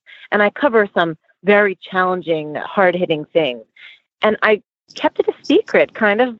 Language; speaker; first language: English; native; English